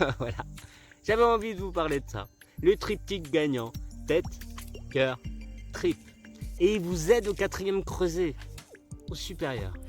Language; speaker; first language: French; early bilingual, other home language; Spanish